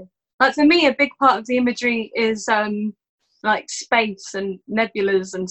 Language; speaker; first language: English; native; English